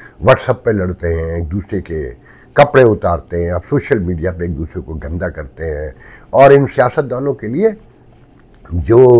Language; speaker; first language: Urdu; native; Urdu